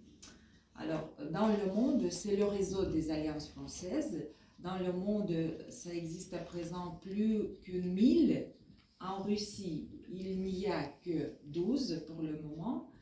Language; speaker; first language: French; non-native, fluent; Russian